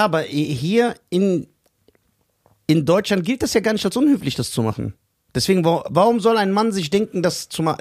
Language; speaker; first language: German; early bilingual, other home language; Persian